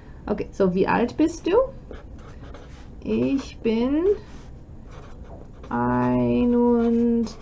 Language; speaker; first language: German; non-native, fluent; English